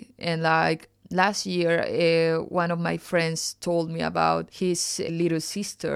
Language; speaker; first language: English; non-native, fluent; Spanish